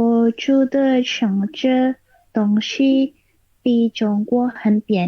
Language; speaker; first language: Chinese; non-native, learner; Indonesian